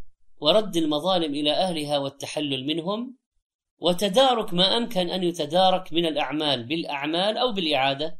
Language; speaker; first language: Arabic; native; Arabic